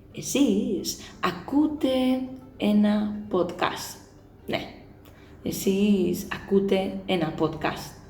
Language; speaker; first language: Greek; non-native, learner; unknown